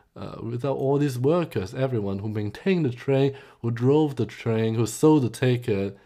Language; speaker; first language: English; non-native, local second language; Cantonese